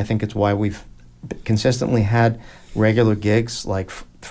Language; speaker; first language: English; native; English